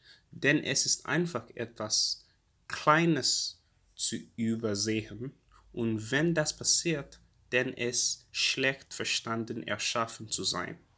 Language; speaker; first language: German; non-native, learner; English